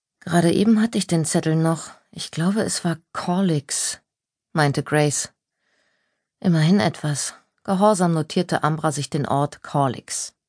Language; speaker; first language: German; native; German